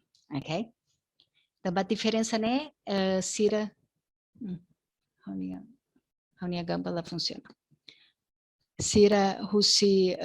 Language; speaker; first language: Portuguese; non-native, local second language; Tetum